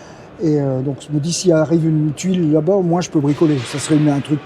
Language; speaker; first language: French; native; French